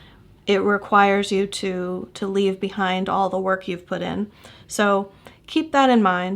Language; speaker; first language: English; native; English